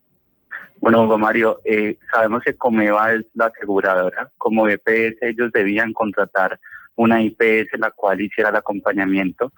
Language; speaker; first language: Spanish; native; Spanish